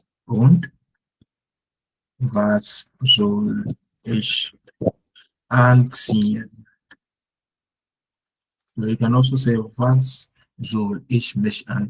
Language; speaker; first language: German; non-native, fluent; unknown